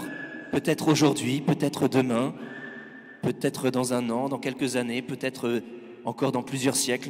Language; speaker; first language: French; native; French